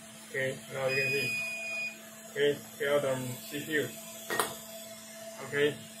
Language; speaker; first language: English; non-native, learner; Chinese